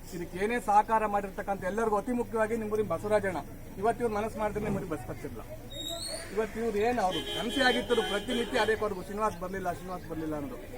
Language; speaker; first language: Kannada; native; Kannada